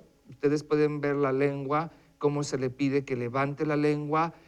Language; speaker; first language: Spanish; native; Spanish